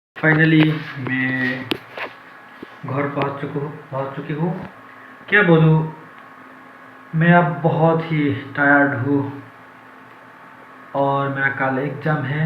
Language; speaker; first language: Hindi; non-native, learner; Bangla